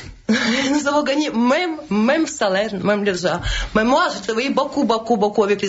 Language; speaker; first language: French; non-native, learner; Russian